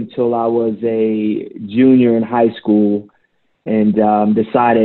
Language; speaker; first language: English; native; English